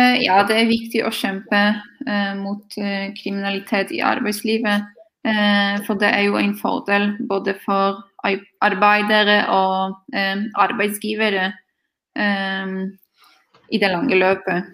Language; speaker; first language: Norwegian; non-native, fluent; Polish